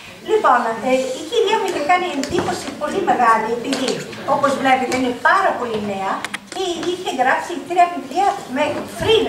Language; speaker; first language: Greek; non-native, fluent; Italian